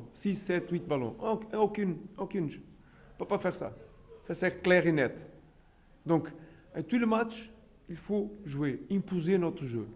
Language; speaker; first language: French; non-native, fluent; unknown